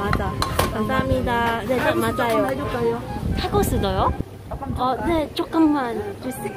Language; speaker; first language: Korean; non-native, learner; Cantonese